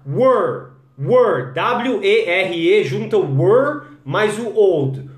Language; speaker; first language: English; non-native, fluent; Portuguese